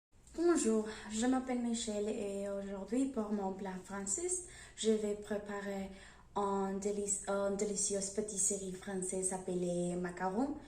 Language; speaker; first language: French; non-native, learner; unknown